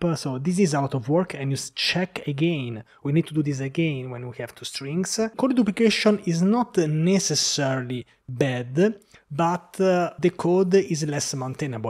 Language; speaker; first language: English; non-native, fluent; Italian